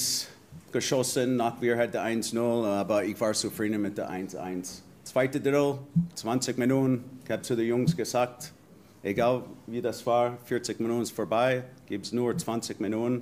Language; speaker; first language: German; non-native, fluent; English